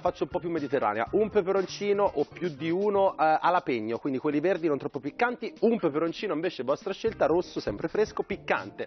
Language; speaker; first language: Italian; native; Italian